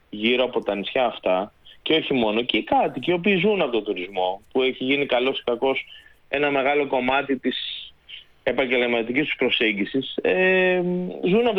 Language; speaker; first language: Greek; native; Greek